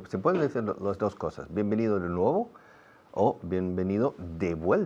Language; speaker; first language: Spanish; non-native, fluent; English